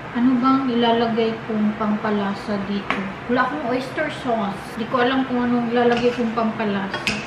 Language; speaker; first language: Filipino; non-native, local second language; Cebuano